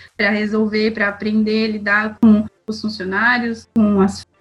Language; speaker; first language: Portuguese; native; Portuguese